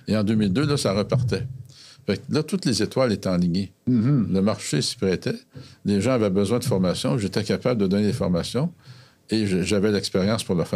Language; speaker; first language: French; native; French